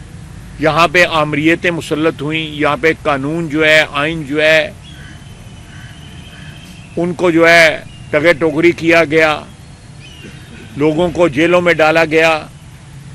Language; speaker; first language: Urdu; non-native, local second language; Punjabi